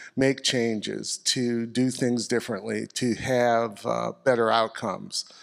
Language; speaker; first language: English; native; English